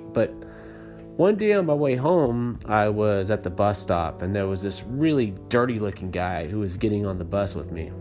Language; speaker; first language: English; native; English